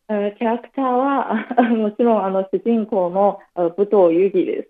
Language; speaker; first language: Japanese; non-native, fluent; Chinese